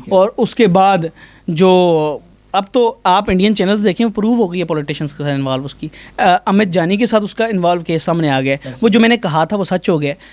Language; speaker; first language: Urdu; non-native, local second language; Punjabi